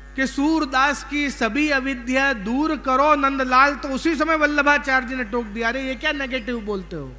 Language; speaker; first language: Hindi; non-native, local second language; Gujarati